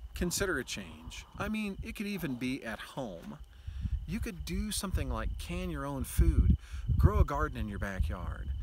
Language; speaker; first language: English; native; English